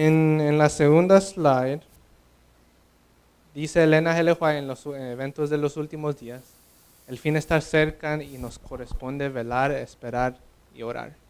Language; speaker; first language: Spanish; early bilingual, heritage; English